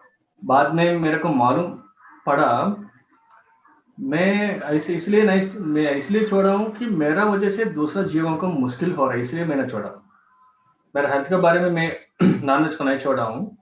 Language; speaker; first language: Hindi; non-native, local second language; Telugu